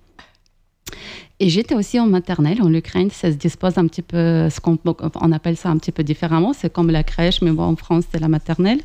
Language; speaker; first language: French; non-native, fluent; Ukrainian